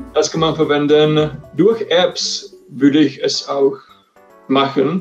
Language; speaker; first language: German; non-native, fluent; Czech